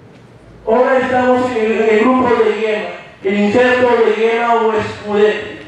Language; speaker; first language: Spanish; native; Spanish